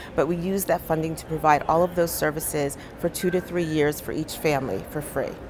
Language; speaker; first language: English; native; English